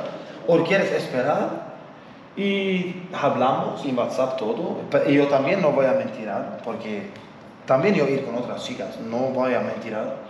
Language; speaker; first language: Spanish; non-native, learner; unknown